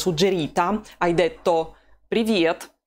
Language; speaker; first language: Italian; non-native, fluent; Russian